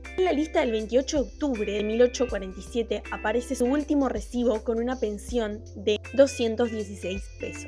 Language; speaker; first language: Spanish; native; Spanish